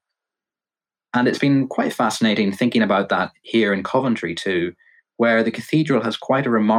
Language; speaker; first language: English; native; English